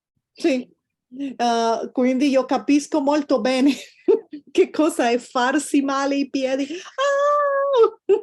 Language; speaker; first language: Italian; non-native, fluent; Spanish